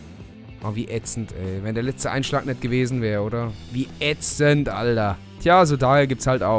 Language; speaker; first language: German; native; German